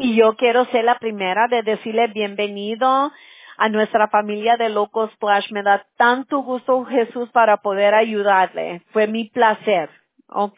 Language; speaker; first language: Spanish; early bilingual, heritage; Spanish